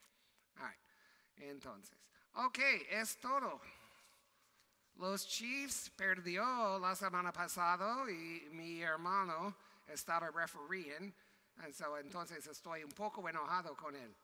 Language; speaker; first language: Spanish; non-native, learner; English